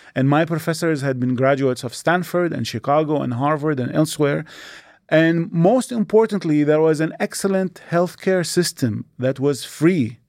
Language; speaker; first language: English; non-native, fluent; Arabic